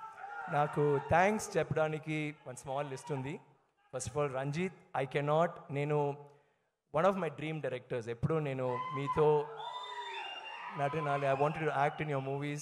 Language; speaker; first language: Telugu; non-native, learner; Tamil